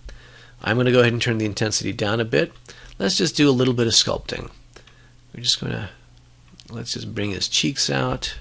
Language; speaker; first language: English; native; English